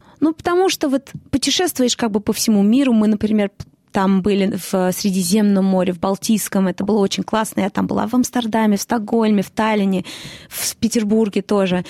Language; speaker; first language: Russian; early bilingual, heritage; Russian